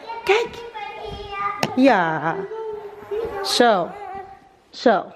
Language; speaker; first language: Dutch; non-native, learner; Filipino